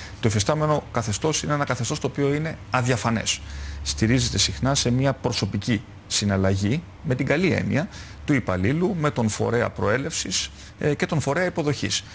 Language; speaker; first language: Greek; native; Greek